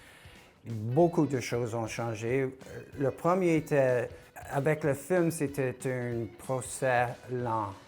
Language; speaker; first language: French; non-native, local second language; English